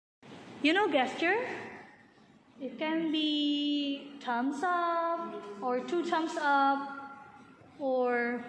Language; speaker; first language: English; non-native, fluent; Indonesian